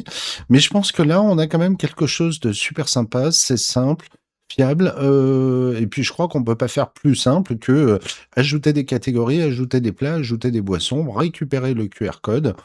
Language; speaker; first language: French; native; French